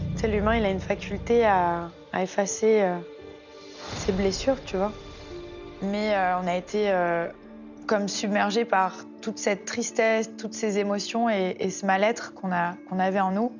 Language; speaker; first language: French; native; French